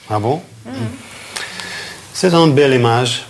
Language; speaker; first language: French; non-native, fluent; Russian